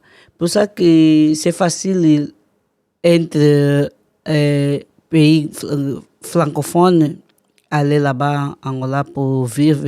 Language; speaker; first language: French; non-native, learner; Portuguese